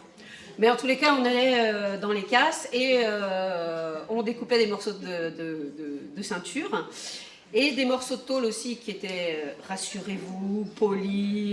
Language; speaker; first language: French; native; French